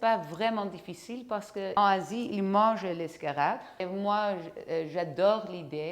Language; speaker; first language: French; non-native, fluent; Dutch